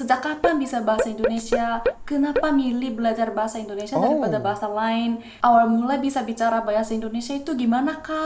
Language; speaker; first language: Indonesian; non-native, fluent; Korean